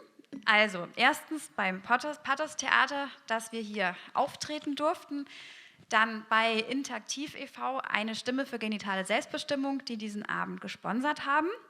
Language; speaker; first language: German; native; German